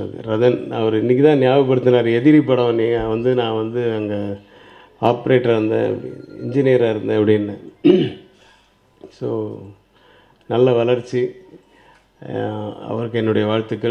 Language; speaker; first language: Tamil; native; Tamil